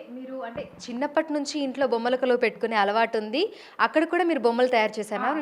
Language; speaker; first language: Telugu; native; Telugu